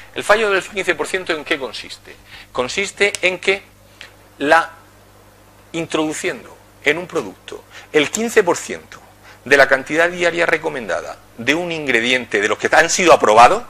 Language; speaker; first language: Spanish; native; Spanish